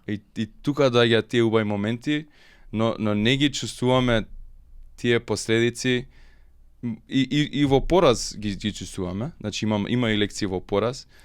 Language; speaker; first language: Macedonian; early bilingual, heritage; Macedonian